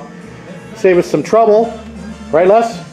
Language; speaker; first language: English; native; English